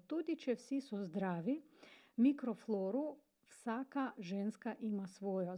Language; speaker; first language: Slovenian; non-native, fluent; Ukrainian